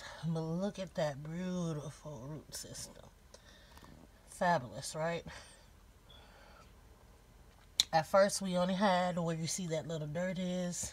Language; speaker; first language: English; native; English